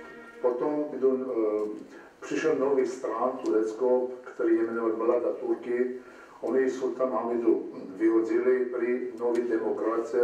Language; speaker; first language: Czech; non-native, learner; Armenian